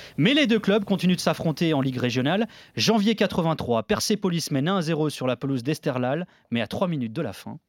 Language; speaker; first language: French; native; French